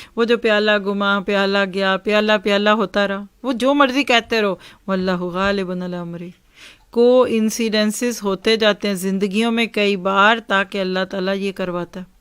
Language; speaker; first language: Urdu; native; Urdu